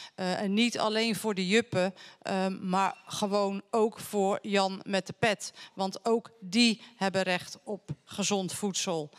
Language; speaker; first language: Dutch; native; Dutch